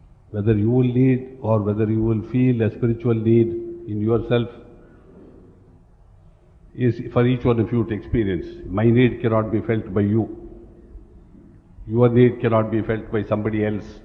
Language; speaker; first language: English; non-native, local second language; Tamil